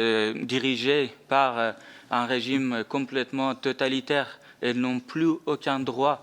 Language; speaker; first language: French; non-native, fluent; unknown